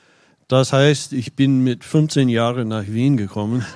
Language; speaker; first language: German; non-native, fluent; English